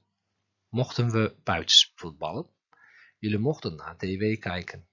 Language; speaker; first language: Dutch; non-native, fluent; Turkish